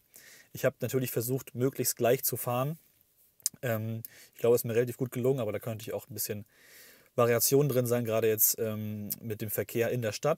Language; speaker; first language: German; native; German